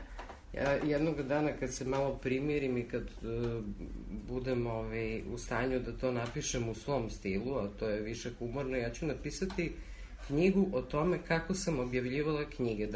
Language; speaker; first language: Serbian; native; Serbian